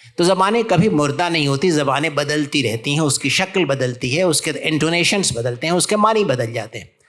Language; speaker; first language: Urdu; native; Urdu